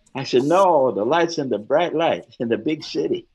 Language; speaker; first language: English; native; English